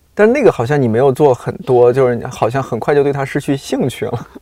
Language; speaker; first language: Chinese; native; Chinese